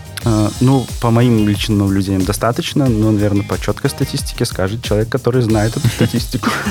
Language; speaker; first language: Russian; native; Russian